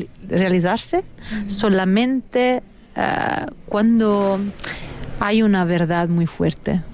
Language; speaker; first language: Spanish; non-native, fluent; Italian